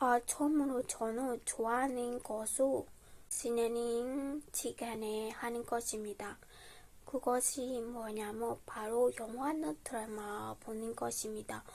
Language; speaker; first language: Korean; non-native, fluent; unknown